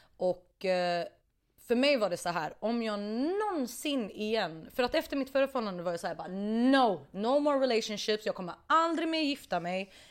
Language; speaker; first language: Swedish; early bilingual, other home language; Arabic